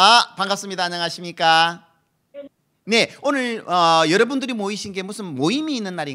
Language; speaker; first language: Korean; native; Korean